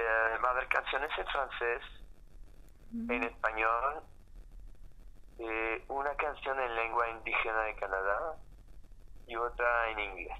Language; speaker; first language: Spanish; non-native, fluent; French